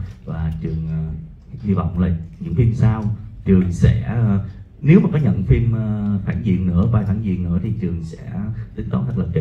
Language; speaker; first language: Vietnamese; native; Vietnamese